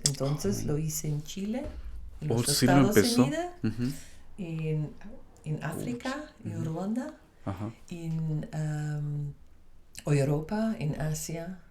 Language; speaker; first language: Spanish; non-native, fluent; Dutch